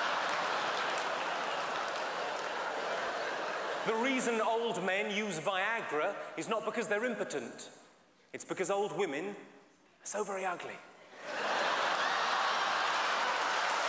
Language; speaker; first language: English; native; English